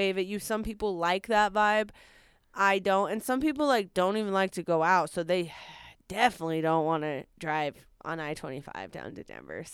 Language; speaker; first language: English; native; English